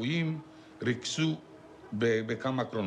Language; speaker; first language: Hebrew; non-native, fluent; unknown